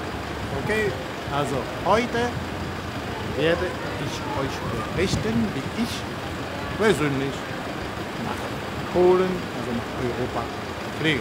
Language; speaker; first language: German; non-native, fluent; Polish